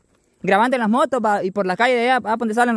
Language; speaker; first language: Spanish; native; Spanish